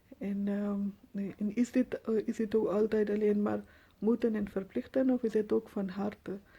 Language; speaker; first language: Dutch; non-native, fluent; Urdu